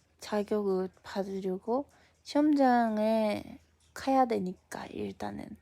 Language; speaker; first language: Korean; non-native, fluent; Japanese